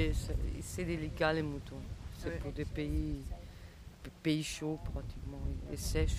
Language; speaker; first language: French; non-native, fluent; Italian